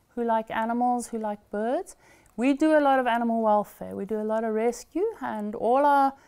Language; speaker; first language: English; native; English